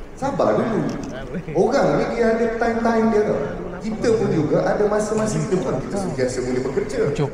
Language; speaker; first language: Malay; native; Malay